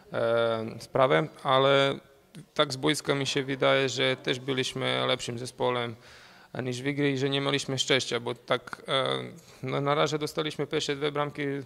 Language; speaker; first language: Polish; non-native, fluent; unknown